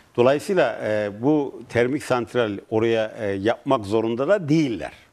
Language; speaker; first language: Turkish; native; Turkish